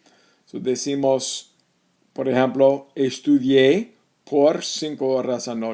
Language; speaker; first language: Spanish; non-native, fluent; English